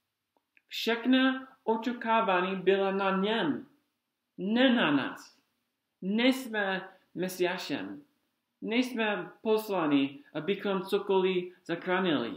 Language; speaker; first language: Czech; non-native, fluent; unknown